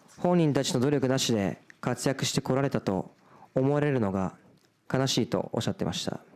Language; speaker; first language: Japanese; early bilingual, other home language; Portuguese